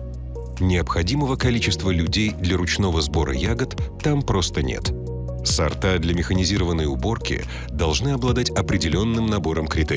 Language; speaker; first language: Russian; native; Russian